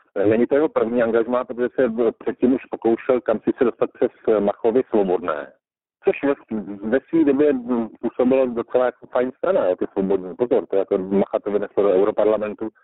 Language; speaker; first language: Czech; native; Czech